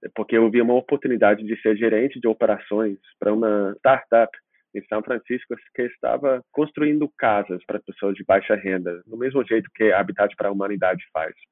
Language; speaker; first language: Portuguese; non-native, fluent; English